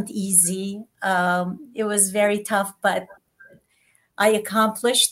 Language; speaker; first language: English; non-native, fluent; Turkish